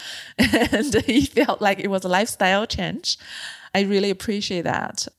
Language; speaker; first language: English; non-native, fluent; Chinese